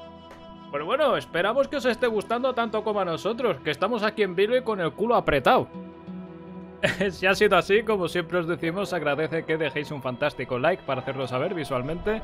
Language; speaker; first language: Spanish; native; Spanish